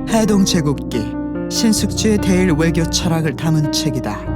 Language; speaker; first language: Korean; native; Korean